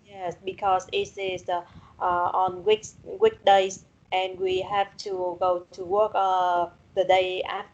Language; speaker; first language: English; non-native, learner; Vietnamese